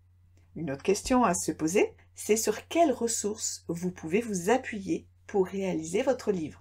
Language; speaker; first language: French; native; French